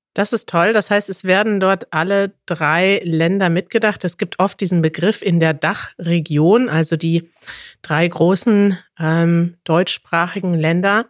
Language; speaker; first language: German; native; German